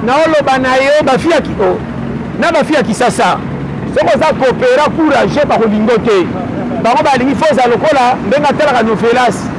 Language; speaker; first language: Lingala; native; Lingala